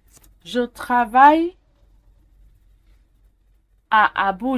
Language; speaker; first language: French; non-native, fluent; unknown